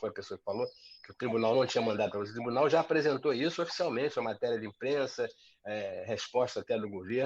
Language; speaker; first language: Portuguese; native; Portuguese